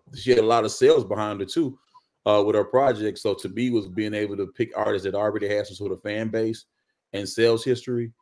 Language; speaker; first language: English; native; English